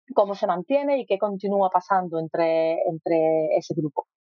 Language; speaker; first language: Spanish; native; Spanish